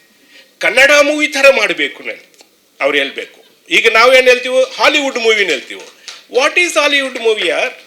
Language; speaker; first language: Kannada; non-native, learner; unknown